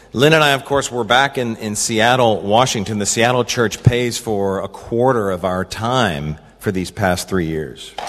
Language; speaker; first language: English; native; English